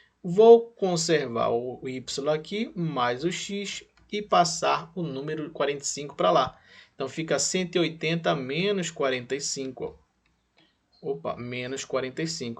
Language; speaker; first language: Portuguese; native; Portuguese